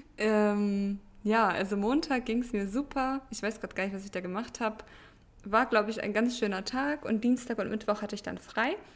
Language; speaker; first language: German; early bilingual, other home language; Russian